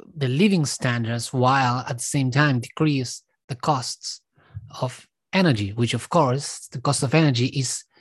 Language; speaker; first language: English; non-native, fluent; Spanish